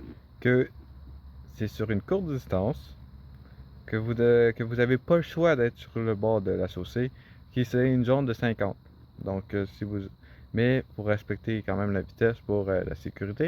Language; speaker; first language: French; native; French